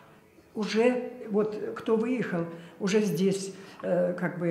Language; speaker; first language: Russian; native; Russian